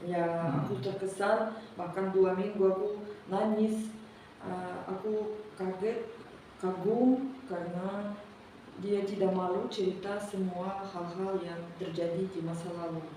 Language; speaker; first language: Indonesian; non-native, learner; Russian